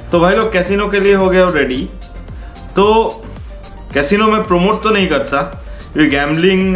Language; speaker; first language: Hindi; non-native, local second language; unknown